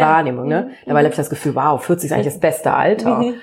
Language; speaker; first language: German; native; German